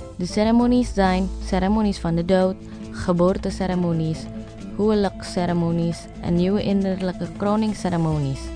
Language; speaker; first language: Dutch; non-native, learner; Indonesian